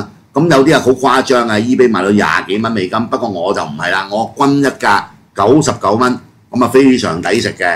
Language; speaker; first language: Cantonese; native; Cantonese